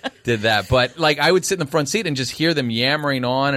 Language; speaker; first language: English; native; English